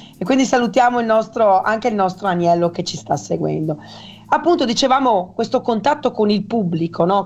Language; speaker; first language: Italian; native; Italian